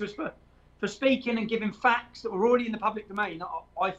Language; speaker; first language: English; native; English